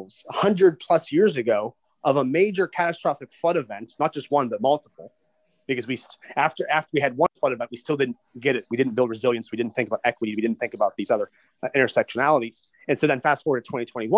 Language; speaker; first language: English; native; English